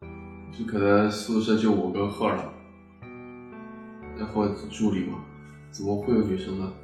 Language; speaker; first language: Chinese; native; Chinese